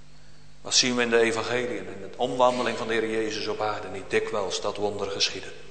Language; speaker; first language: Dutch; native; Dutch